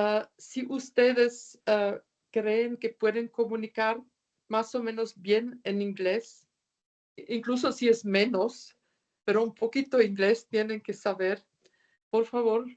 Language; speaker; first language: Spanish; non-native, fluent; German